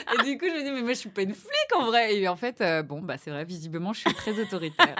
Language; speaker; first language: French; native; French